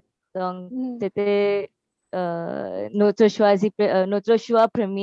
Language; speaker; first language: French; non-native, learner; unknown